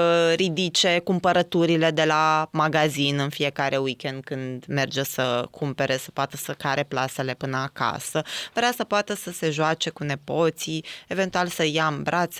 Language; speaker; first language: Romanian; native; Romanian